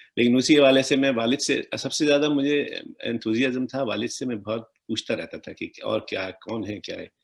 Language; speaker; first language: Urdu; native; Urdu